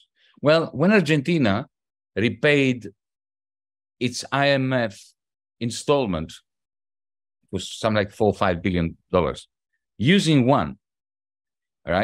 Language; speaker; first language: English; non-native, fluent; Greek